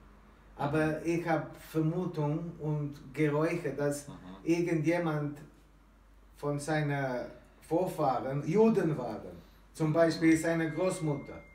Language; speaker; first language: German; non-native, fluent; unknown